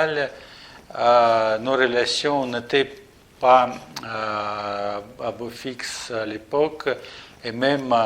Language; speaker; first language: French; non-native, fluent; Russian